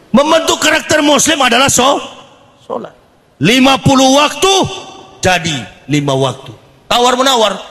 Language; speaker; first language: Indonesian; native; Indonesian